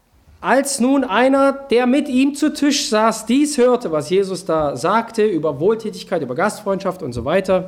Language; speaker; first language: German; native; German